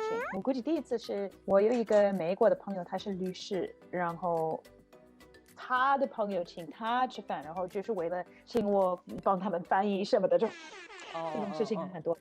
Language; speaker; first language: Chinese; non-native, fluent; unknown